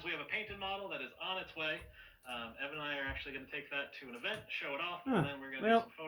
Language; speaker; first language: English; native; English